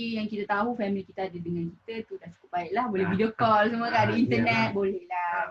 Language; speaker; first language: Malay; native; Malay